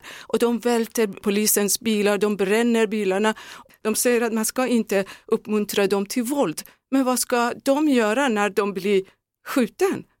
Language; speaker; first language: Swedish; non-native, fluent; Persian